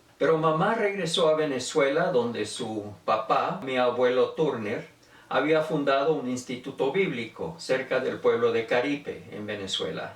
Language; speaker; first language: Spanish; native; Spanish